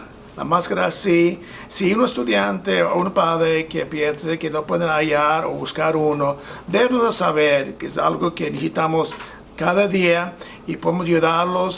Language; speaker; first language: Spanish; non-native, fluent; English